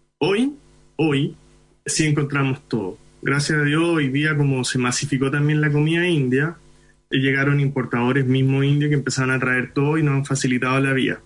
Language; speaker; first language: Spanish; early bilingual, other home language; Hindi